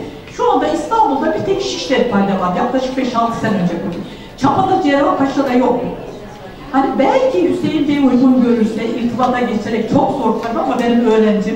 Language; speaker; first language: Turkish; native; Turkish